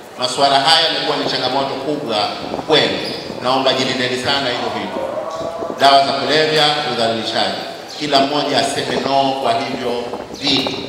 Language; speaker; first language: Swahili; native; Swahili